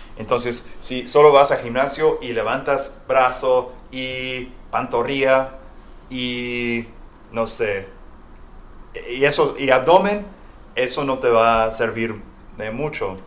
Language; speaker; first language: Spanish; non-native, fluent; English